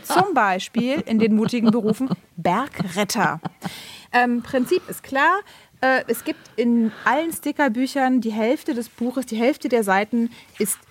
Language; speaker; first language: German; native; German